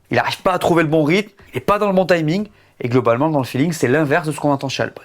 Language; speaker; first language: French; native; French